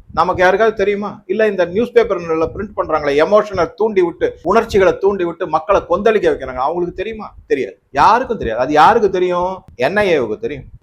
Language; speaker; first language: Tamil; native; Tamil